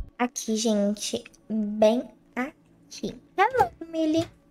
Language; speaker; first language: Portuguese; native; Portuguese